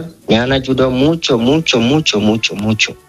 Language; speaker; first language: Spanish; non-native, learner; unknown